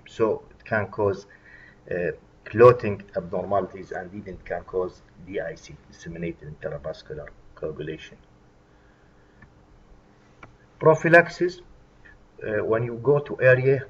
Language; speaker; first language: English; non-native, fluent; Arabic